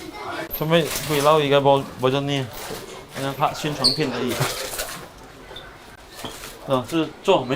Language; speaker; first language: Chinese; native; Chinese